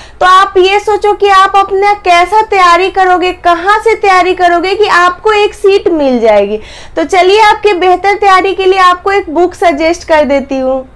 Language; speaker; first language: Hindi; native; Hindi